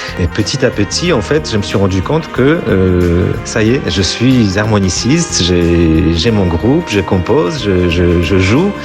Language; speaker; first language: French; non-native, fluent; Polish